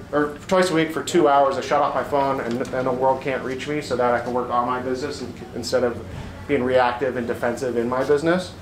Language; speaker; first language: English; native; English